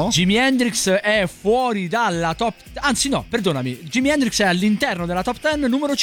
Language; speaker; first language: Italian; native; Italian